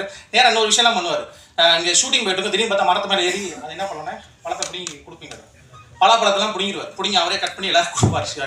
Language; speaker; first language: Tamil; native; Tamil